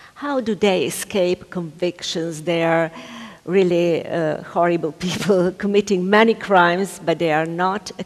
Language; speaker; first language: English; non-native, fluent; Slovenian